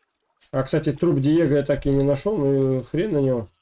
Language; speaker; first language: Russian; native; Russian